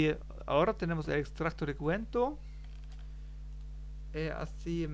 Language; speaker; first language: Spanish; non-native, learner; German